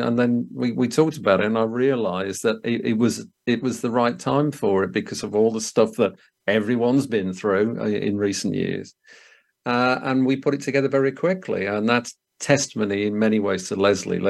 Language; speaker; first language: English; native; English